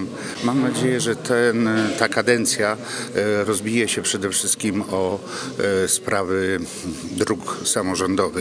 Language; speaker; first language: Polish; native; Polish